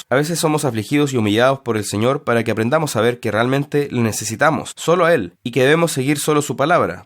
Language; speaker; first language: Spanish; native; Spanish